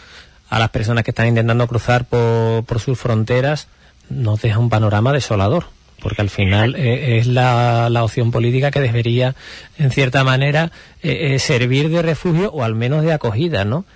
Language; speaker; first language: Spanish; native; Spanish